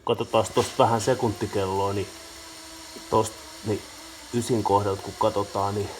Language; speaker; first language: Finnish; native; Finnish